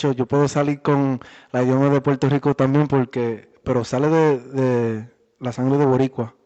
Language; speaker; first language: Spanish; early bilingual, heritage; Spanish